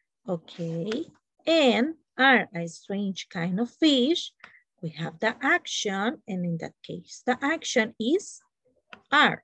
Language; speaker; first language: English; non-native, learner; Spanish